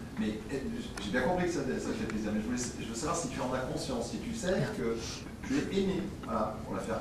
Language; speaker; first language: French; native; French